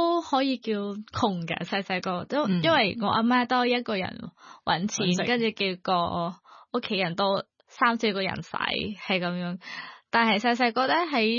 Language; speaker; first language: Cantonese; non-native, learner; Thai